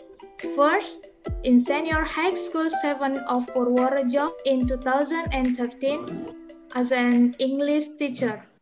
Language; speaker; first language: English; non-native, learner; Indonesian